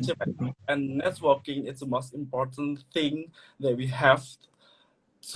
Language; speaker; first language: English; non-native, learner; Indonesian